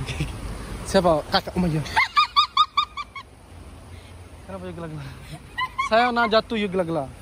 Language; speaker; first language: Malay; non-native, learner; Bangla